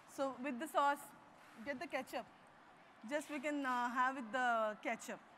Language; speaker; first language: English; non-native, local second language; Urdu